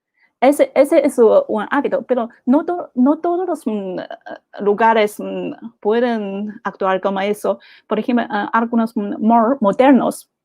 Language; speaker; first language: Spanish; non-native, fluent; Chinese